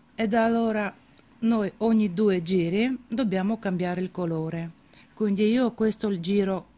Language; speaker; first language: Italian; non-native, fluent; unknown